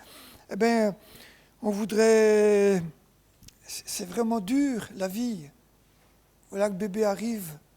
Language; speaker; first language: French; native; French